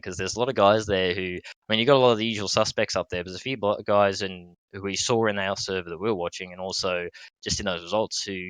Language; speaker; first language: English; native; English